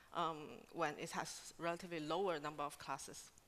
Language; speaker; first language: English; non-native, fluent; Chinese